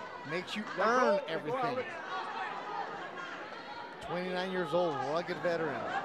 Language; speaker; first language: English; early bilingual, other home language; Spanish